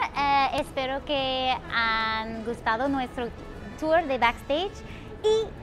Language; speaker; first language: Spanish; non-native, fluent; English